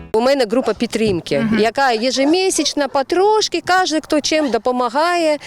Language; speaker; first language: Ukrainian; non-native, learner; Uzbek